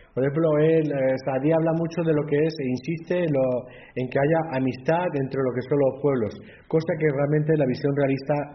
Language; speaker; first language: Spanish; native; Spanish